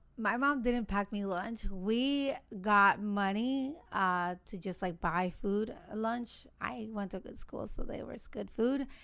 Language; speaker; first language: English; early bilingual, other home language; Spanish